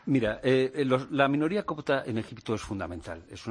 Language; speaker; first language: Spanish; native; Spanish